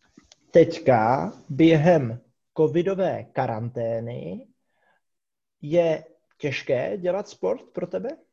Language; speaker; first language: Czech; non-native, fluent; English